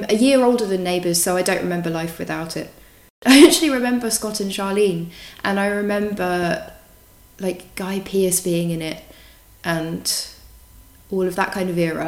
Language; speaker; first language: English; native; English